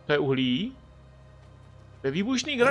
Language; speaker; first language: Czech; native; Czech